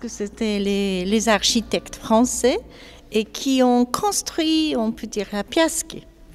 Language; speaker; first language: French; non-native, fluent; Polish